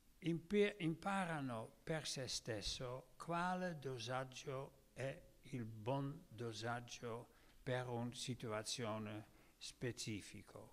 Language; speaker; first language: Italian; non-native, learner; Dutch